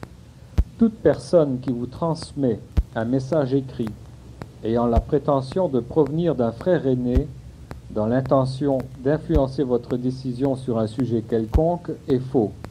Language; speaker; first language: French; native; French